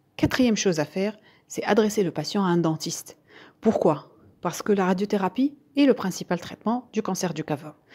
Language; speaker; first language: French; non-native, local second language; Arabic